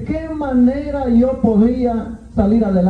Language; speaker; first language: Spanish; native; Spanish